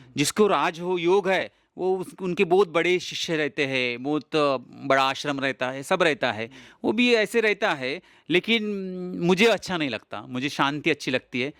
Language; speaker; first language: Hindi; non-native, local second language; Marathi